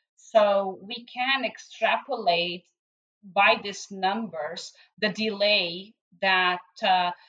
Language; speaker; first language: English; non-native, fluent; Portuguese